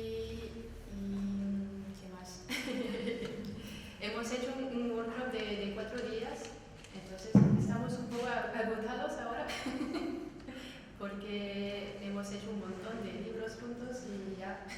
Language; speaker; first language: Spanish; non-native, learner; French